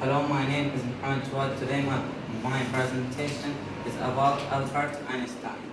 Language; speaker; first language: English; non-native, learner; Arabic